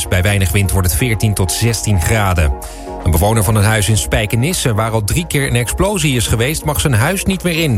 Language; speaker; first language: Dutch; native; Dutch